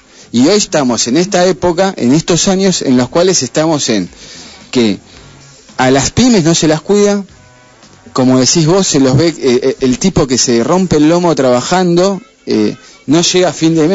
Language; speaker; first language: Spanish; native; Spanish